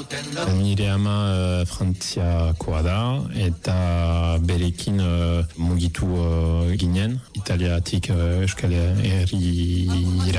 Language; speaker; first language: Basque; non-native, fluent; Italian